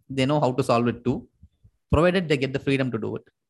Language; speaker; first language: English; non-native, local second language; Tamil